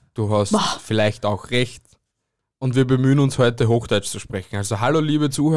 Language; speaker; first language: German; native; German